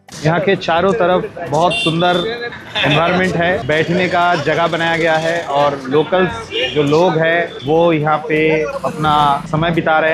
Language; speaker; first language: Hindi; non-native, local second language; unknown